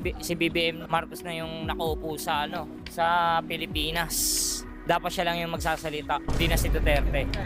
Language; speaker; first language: Filipino; native; Filipino